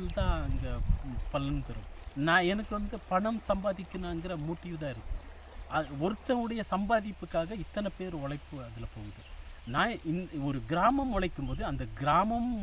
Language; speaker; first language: Tamil; non-native, local second language; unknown